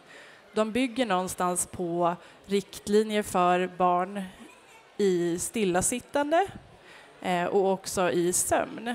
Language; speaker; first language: Swedish; native; Swedish